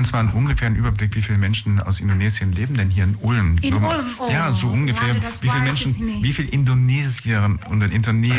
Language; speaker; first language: German; native; German